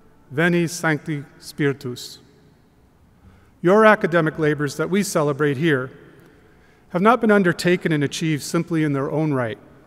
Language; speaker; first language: English; native; English